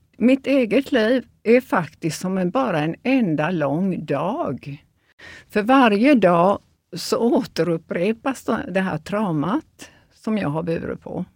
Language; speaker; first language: Swedish; early bilingual, other home language; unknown